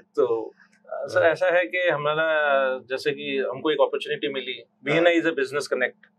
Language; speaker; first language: Hindi; native; Hindi